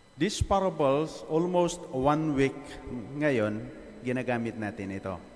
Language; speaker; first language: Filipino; non-native, fluent; Indonesian